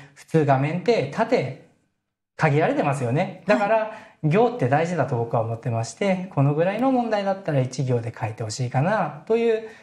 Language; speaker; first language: Japanese; native; Japanese